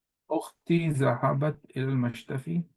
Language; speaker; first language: Arabic; non-native, learner; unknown